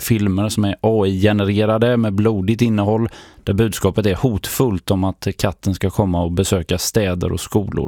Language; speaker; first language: Swedish; native; Swedish